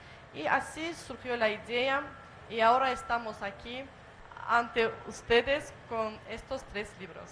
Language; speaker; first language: Spanish; non-native, fluent; Azerbaijani